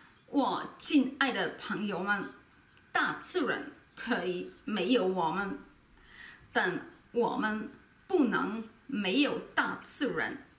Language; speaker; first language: Chinese; non-native, learner; German